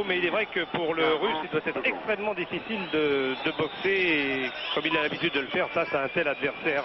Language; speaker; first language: French; native; French